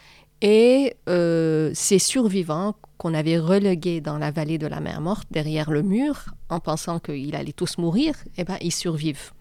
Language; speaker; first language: French; non-native, fluent; Arabic